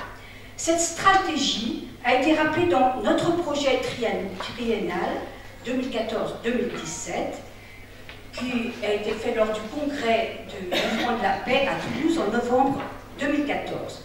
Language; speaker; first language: French; native; French